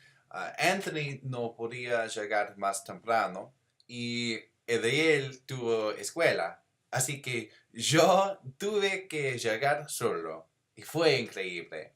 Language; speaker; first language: Spanish; non-native, learner; English